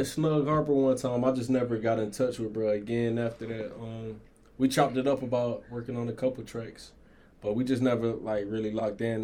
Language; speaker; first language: English; native; English